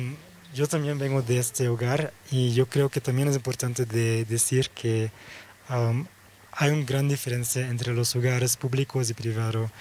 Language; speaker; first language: Spanish; early bilingual, heritage; Dutch